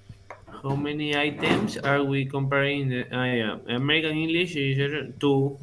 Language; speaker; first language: English; non-native, learner; Spanish